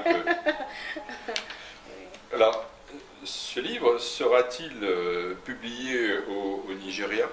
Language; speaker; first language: French; native; French